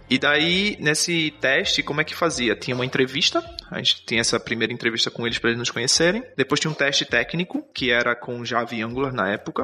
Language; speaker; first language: Portuguese; native; Portuguese